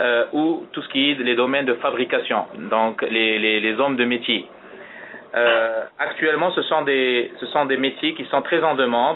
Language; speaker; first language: French; native; French